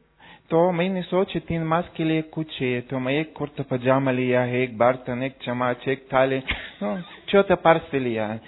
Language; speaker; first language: Hindi; non-native, learner; Russian